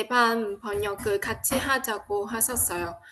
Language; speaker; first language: Korean; non-native, fluent; Vietnamese